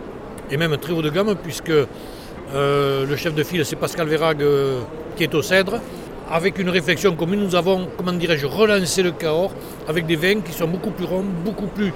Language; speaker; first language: French; native; French